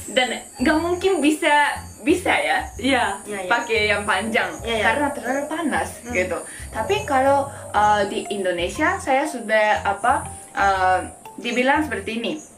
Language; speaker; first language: Indonesian; non-native, fluent; Japanese